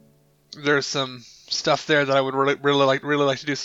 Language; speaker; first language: English; native; English